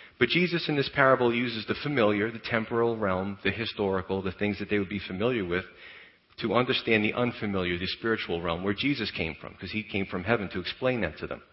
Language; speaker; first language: English; native; English